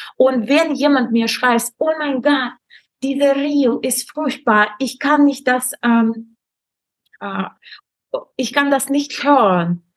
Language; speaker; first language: German; non-native, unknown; Russian